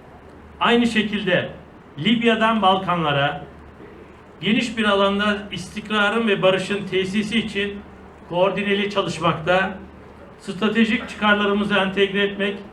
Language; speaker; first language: Turkish; native; Turkish